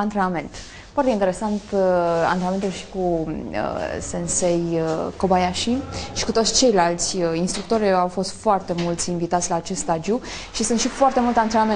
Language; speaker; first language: Romanian; native; Romanian